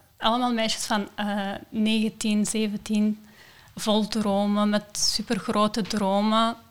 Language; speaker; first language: Dutch; non-native, fluent; Persian